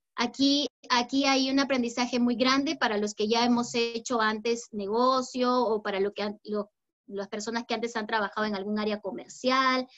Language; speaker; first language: Spanish; native; Spanish